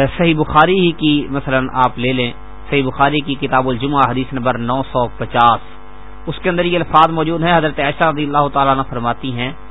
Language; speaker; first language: Urdu; non-native, local second language; Punjabi